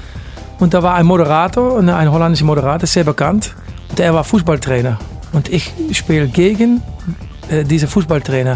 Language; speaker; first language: German; non-native, learner; Dutch